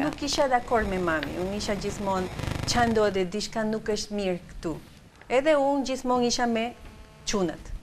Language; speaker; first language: Albanian; non-native, learner; Spanish